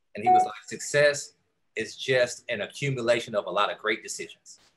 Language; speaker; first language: English; native; English